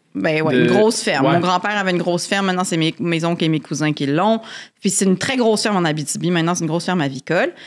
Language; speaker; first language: French; native; French